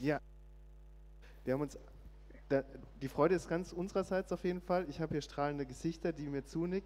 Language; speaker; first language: German; native; German